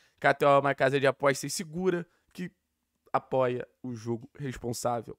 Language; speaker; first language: Portuguese; native; Portuguese